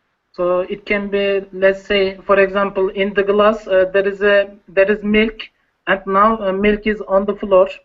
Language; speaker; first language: English; non-native, learner; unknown